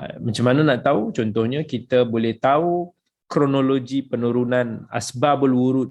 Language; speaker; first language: Malay; native; Malay